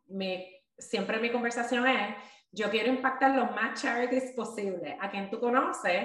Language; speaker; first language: Spanish; native; Spanish